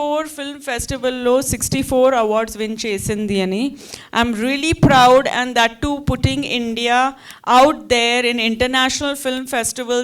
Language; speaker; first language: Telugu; non-native, fluent; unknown